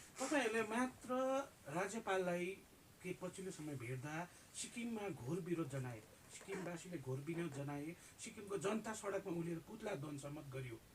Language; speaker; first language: Nepali; native; Nepali